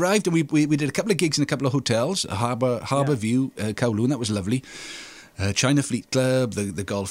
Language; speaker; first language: English; native; English